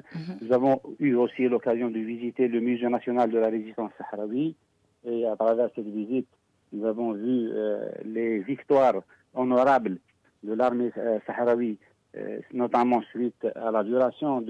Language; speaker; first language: French; non-native, local second language; Arabic